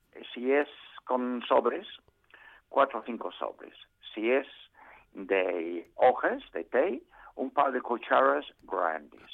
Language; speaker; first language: Spanish; non-native, fluent; English